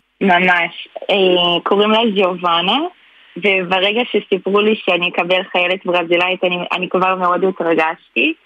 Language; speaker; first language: Hebrew; non-native, fluent; Portuguese